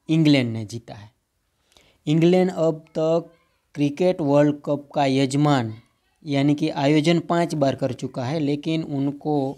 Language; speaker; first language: Hindi; non-native, local second language; Gujarati